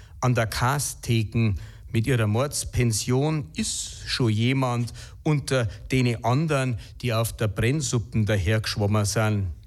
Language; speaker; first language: German; native; German